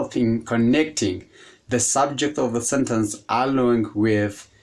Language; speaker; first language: English; non-native, local second language; Amharic